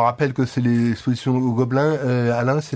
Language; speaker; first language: French; native; French